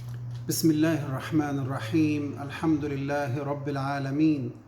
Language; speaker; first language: Arabic; native; Arabic